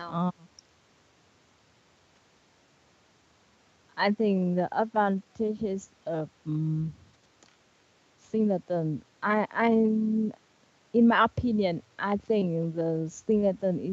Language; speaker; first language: English; non-native, learner; Vietnamese